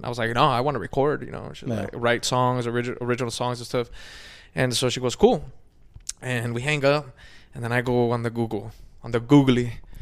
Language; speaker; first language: English; native; English